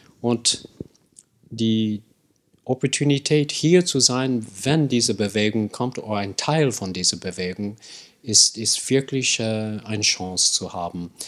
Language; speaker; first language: German; non-native, fluent; English